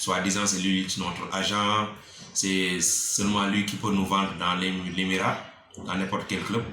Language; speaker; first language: French; non-native, local second language; Wolof